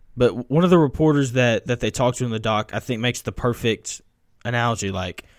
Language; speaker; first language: English; native; English